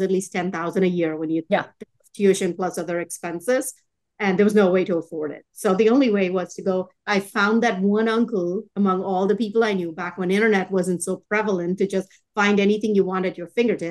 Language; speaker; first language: English; non-native, local second language; Tamil